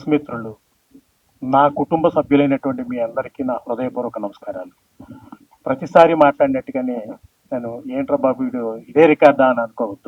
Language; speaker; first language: Telugu; native; Telugu